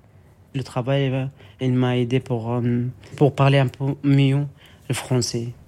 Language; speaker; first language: French; non-native, learner; Arabic